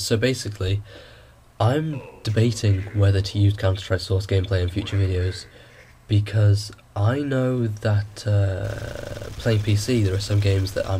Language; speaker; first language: English; native; English